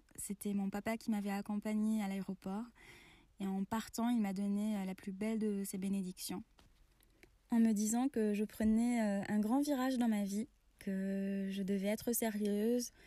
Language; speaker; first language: French; non-native, local second language; Arabic